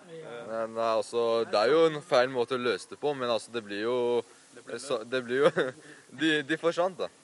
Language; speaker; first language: Norwegian; early bilingual, other home language; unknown